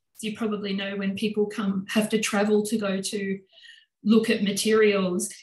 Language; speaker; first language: English; native; English